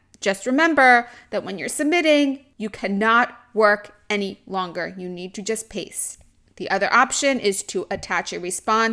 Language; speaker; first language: English; native; English